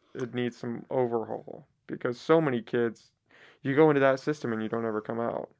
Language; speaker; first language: English; early bilingual, other home language; Spanish